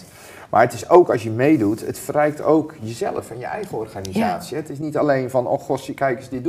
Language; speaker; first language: Dutch; native; Dutch